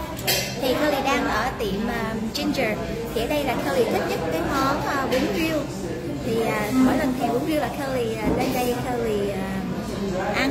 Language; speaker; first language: Vietnamese; early bilingual, heritage; Vietnamese